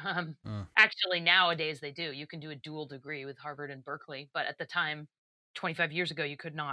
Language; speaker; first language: English; native; English